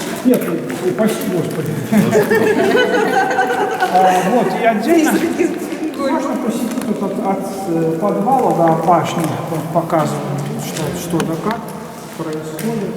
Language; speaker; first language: Russian; native; Russian